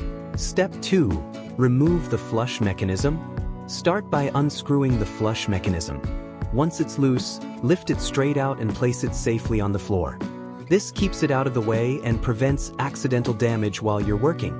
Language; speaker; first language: English; native; English